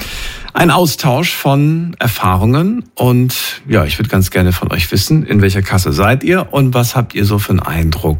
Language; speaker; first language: German; native; German